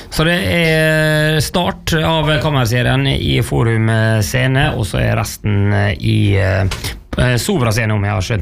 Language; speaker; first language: Norwegian; native; Norwegian